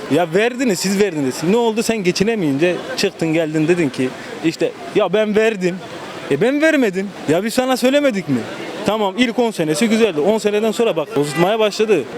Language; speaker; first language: Turkish; native; Turkish